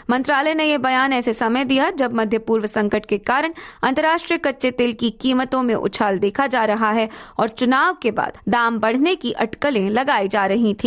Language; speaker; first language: Hindi; native; Hindi